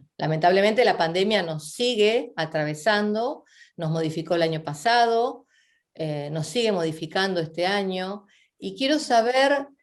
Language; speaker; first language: Spanish; native; Spanish